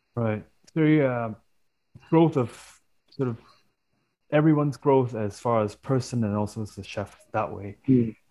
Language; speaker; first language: English; non-native, local second language; Cantonese